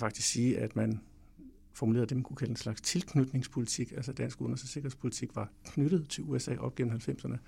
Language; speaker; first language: Danish; native; Danish